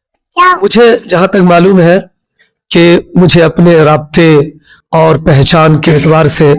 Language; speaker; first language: Urdu; native; Urdu